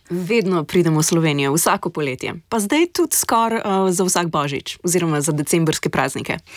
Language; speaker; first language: Slovenian; native; Slovenian